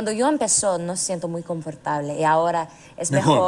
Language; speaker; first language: Spanish; non-native, learner; English